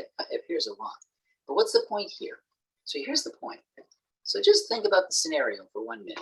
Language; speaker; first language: English; native; English